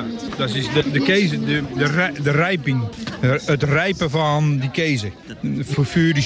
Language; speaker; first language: German; non-native, learner; Dutch